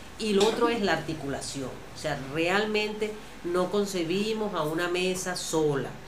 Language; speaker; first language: Spanish; native; Spanish